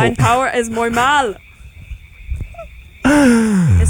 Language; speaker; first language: Spanish; non-native, learner; English